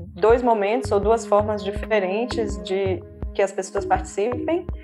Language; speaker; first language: Portuguese; native; Portuguese